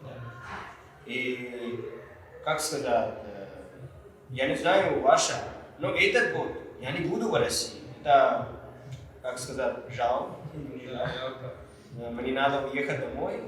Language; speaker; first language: Russian; non-native, learner; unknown